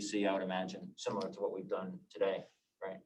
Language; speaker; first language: English; native; English